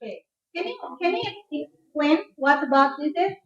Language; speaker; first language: English; non-native, fluent; Indonesian